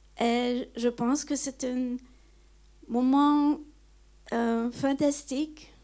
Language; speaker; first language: French; non-native, fluent; Hungarian